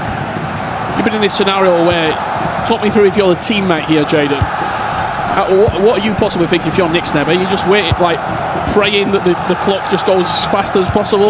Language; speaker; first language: English; native; English